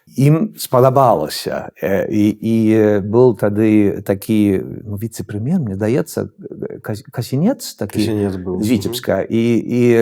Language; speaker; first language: Belarusian; non-native, fluent; Swedish